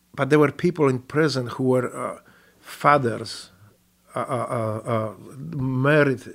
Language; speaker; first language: English; non-native, fluent; Polish